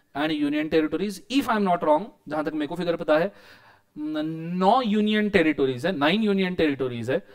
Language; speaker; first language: Hindi; non-native, local second language; Marathi